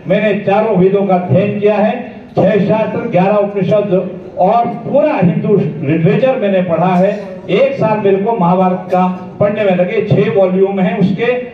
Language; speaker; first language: Hindi; native; Hindi